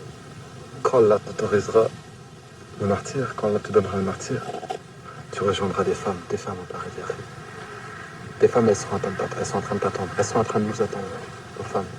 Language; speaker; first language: French; native; French